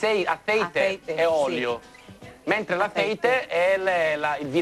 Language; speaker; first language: Spanish; non-native, learner; Italian